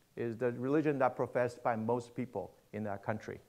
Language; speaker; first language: English; non-native, fluent; Chinese